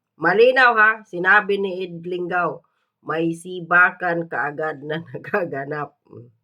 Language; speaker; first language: Filipino; native; Filipino